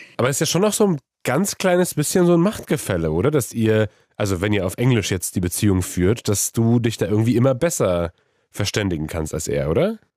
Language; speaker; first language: German; non-native, fluent; Polish